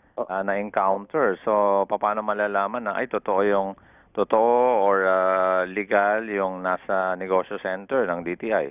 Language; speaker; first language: Filipino; native; Filipino